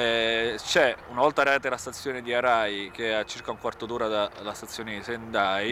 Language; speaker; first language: Italian; native; Italian